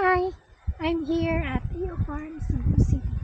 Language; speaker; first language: English; non-native, local second language; Cebuano